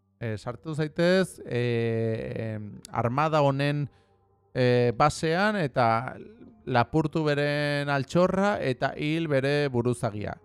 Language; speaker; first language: Basque; non-native, local second language; Spanish